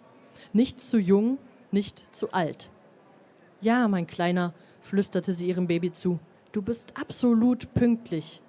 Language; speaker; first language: German; native; German